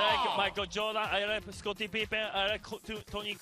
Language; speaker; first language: English; non-native, learner; Japanese